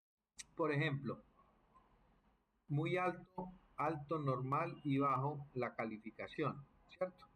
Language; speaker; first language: Spanish; native; Spanish